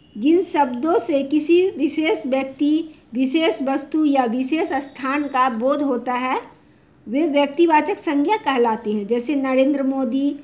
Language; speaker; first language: Hindi; non-native, local second language; Bangla